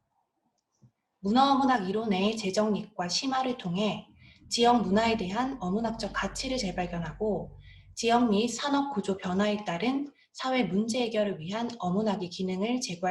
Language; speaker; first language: Korean; native; Korean